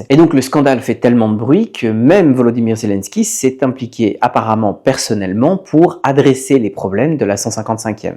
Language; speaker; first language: French; native; French